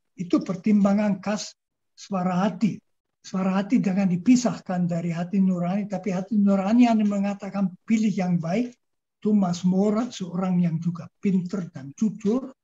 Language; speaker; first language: Indonesian; non-native, fluent; German